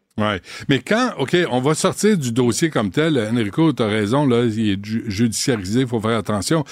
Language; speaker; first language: French; native; French